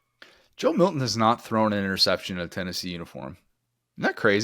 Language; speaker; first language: English; native; English